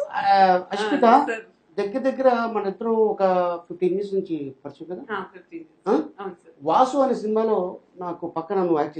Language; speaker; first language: Telugu; native; Telugu